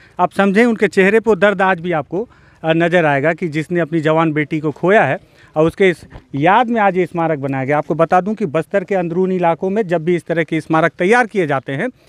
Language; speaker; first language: Hindi; native; Hindi